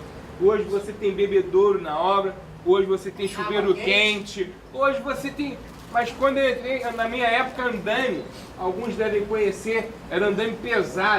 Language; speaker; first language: Portuguese; native; Portuguese